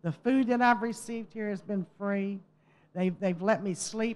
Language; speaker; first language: English; native; English